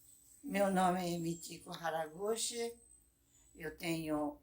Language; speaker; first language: Portuguese; non-native, local second language; Japanese